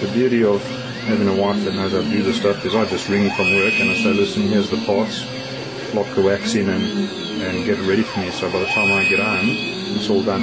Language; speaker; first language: English; native; English